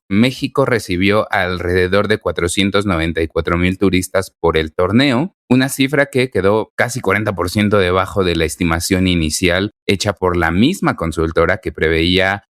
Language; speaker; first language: Spanish; native; Spanish